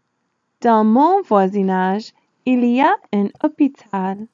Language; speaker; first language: French; non-native, learner; English